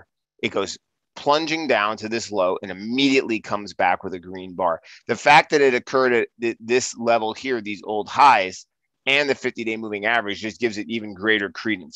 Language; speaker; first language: English; native; English